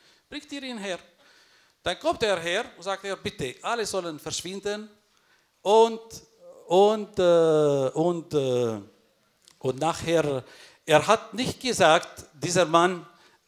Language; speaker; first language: German; non-native, fluent; Arabic